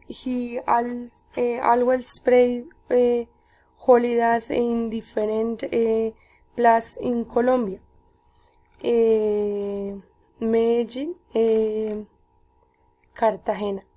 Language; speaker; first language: English; non-native, learner; Spanish